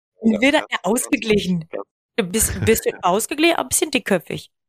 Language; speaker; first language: German; native; German